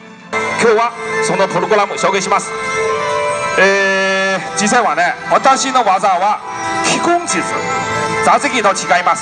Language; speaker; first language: Japanese; non-native, learner; Chinese